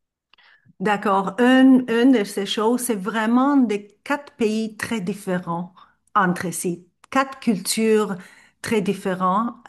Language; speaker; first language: French; non-native, fluent; Turkish